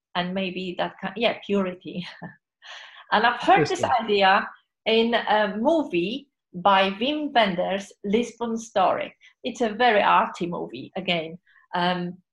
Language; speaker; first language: English; non-native, fluent; Polish